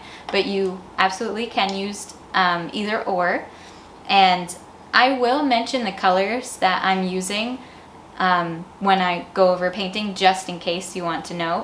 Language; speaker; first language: English; native; English